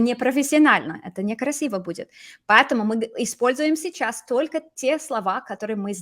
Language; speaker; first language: Russian; non-native, fluent; English